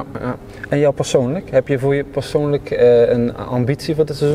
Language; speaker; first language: Dutch; native; Dutch